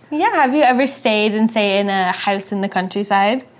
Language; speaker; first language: English; native; English